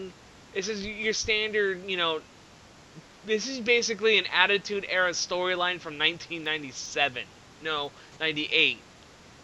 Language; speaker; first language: English; native; English